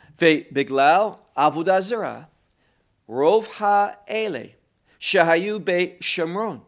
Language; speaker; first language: Hebrew; non-native, fluent; English